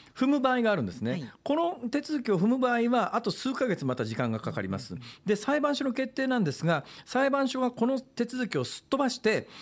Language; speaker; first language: Japanese; native; Japanese